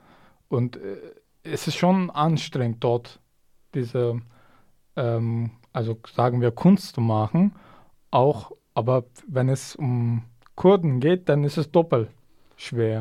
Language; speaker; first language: German; non-native, fluent; Kurdish